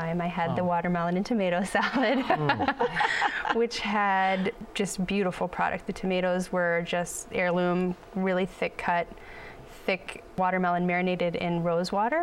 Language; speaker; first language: English; native; English